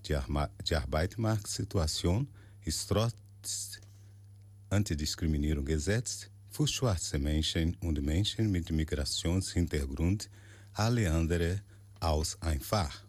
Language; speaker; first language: German; non-native, learner; Portuguese